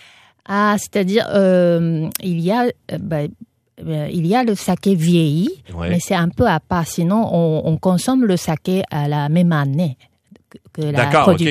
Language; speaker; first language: French; non-native, fluent; Japanese